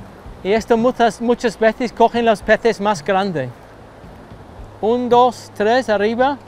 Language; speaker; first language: Spanish; non-native, learner; English